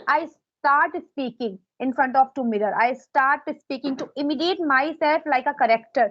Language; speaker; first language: English; non-native, local second language; Hindi